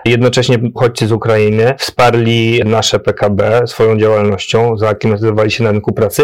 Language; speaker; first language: Polish; native; Polish